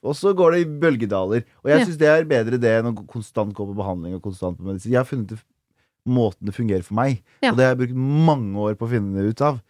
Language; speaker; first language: Norwegian; native; Norwegian